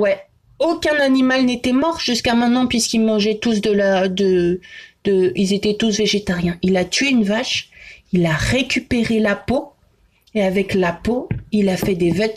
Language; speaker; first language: French; native; French